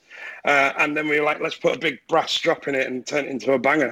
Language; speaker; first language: English; native; English